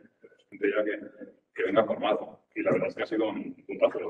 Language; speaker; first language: Spanish; native; Spanish